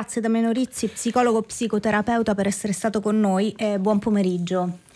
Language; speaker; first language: Italian; native; Italian